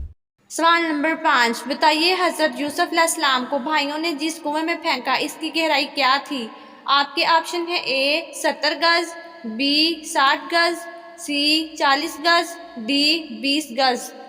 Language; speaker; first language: Urdu; native; Urdu